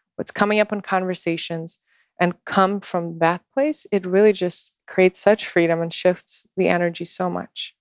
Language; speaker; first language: English; non-native, fluent; Russian